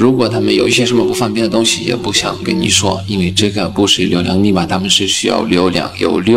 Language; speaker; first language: Chinese; non-native, fluent; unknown